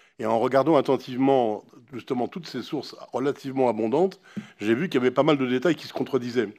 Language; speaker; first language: French; native; French